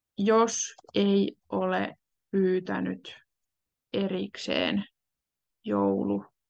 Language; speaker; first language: Finnish; native; Finnish